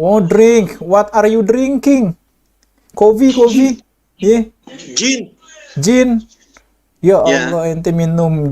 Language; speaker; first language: English; non-native, learner; Indonesian